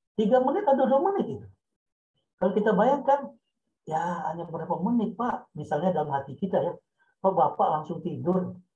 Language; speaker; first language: Indonesian; non-native, local second language; Minangkabau